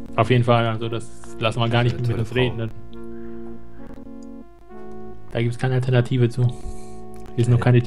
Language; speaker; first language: German; native; German